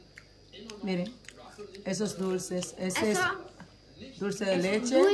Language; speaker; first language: Spanish; native; Spanish